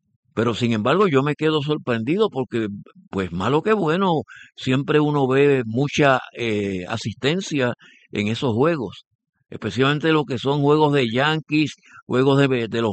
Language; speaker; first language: Spanish; native; Spanish